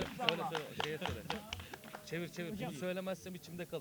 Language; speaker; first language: Turkish; native; Turkish